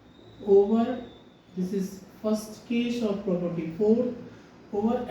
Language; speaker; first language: English; non-native, local second language; Hindi